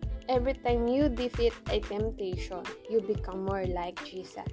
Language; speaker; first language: English; non-native, local second language; Filipino